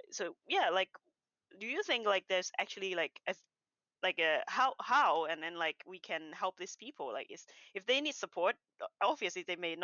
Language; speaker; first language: English; non-native, local second language; Cantonese